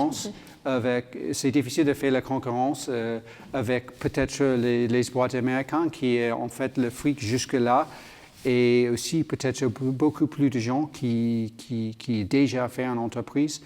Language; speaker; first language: French; non-native, learner; English